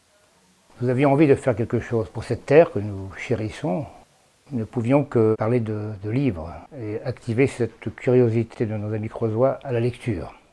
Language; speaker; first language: French; native; French